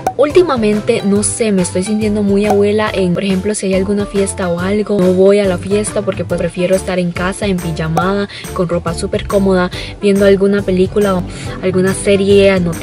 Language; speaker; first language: Spanish; early bilingual, other home language; Cantonese